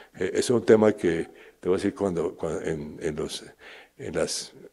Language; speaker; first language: Spanish; native; Spanish